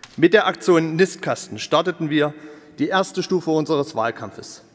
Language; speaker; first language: German; native; German